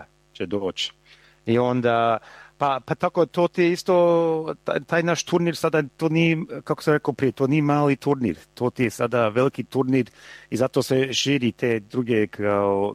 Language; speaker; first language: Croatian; early bilingual, heritage; Croatian